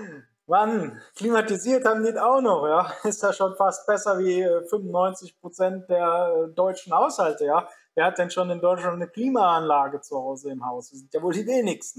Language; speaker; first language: German; native; German